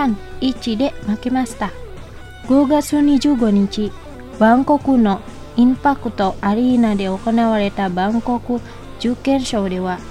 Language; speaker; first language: Japanese; non-native, fluent; Indonesian